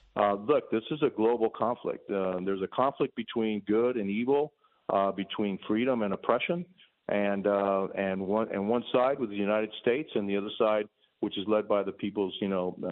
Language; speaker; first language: English; early bilingual, other home language; Spanish